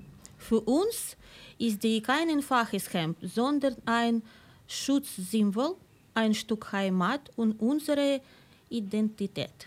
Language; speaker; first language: German; non-native, fluent; Ukrainian